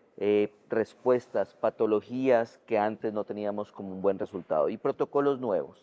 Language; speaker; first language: Spanish; native; Spanish